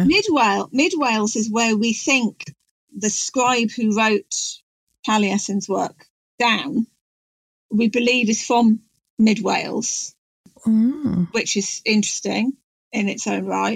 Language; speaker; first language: English; native; English